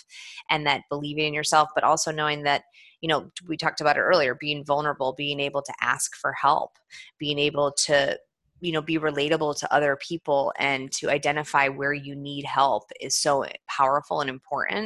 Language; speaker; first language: English; native; English